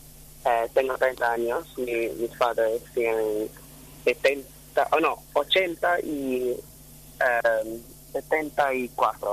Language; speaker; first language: Spanish; non-native, fluent; English